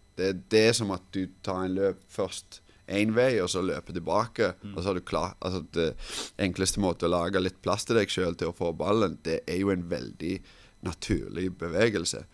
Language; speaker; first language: Norwegian; non-native, fluent; Finnish